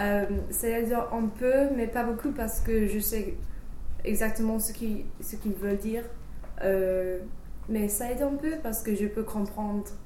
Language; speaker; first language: French; non-native, fluent; English